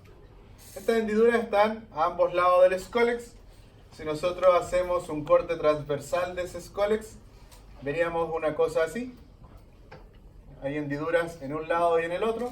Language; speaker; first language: Spanish; native; Spanish